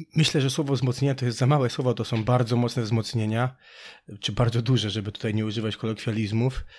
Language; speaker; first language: Polish; native; Polish